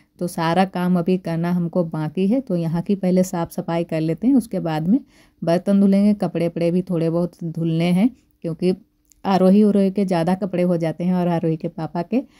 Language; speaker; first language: Hindi; native; Hindi